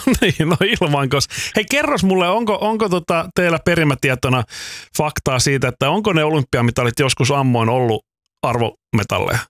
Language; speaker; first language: Finnish; native; Finnish